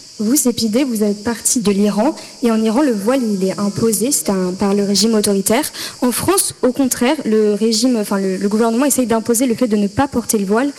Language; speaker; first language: French; native; French